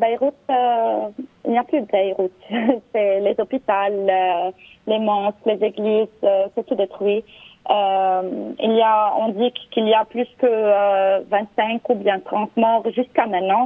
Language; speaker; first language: French; non-native, local second language; Arabic